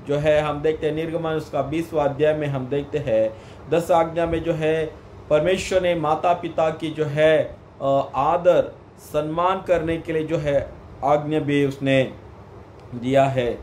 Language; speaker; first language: Hindi; non-native, local second language; Kannada